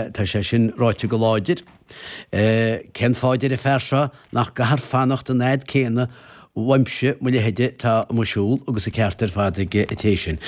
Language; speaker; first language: Irish; native; Irish